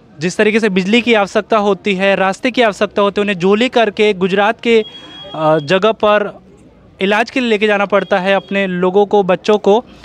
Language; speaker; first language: Hindi; non-native, local second language; Bhili